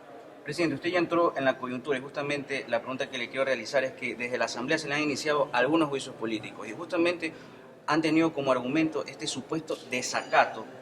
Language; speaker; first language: Spanish; native; Spanish